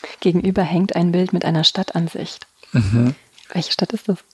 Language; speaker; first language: German; native; German